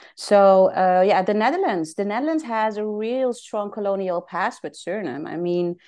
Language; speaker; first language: English; non-native, fluent; Dutch